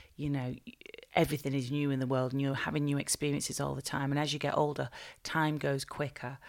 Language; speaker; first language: English; native; English